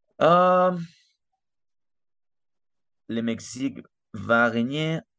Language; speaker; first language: French; non-native, learner; Spanish